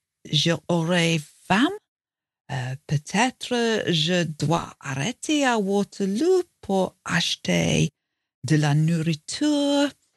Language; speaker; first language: French; non-native, learner; English